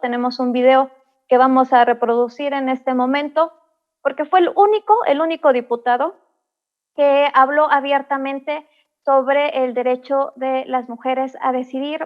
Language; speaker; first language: Spanish; native; Spanish